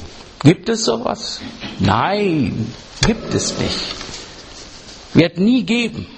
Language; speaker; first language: German; non-native, learner; English